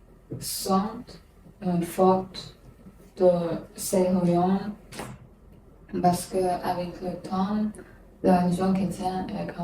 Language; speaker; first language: French; non-native, learner; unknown